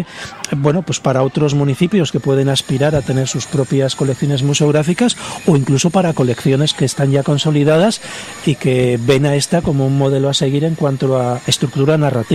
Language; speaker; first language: Spanish; native; Spanish